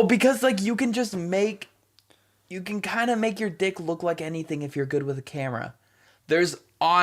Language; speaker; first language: English; native; English